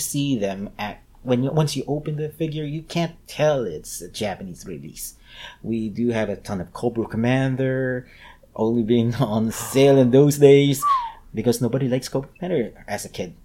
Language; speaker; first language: English; non-native, local second language; Filipino